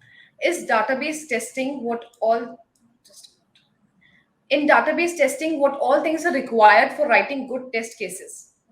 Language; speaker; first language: English; non-native, local second language; Hindi